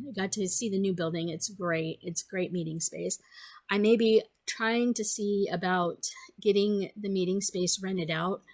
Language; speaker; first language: English; native; English